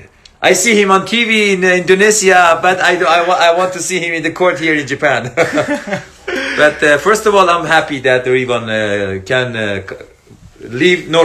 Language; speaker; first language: English; non-native, learner; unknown